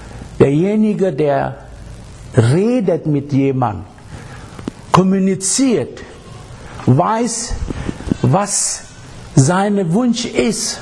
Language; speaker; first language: German; non-native, fluent; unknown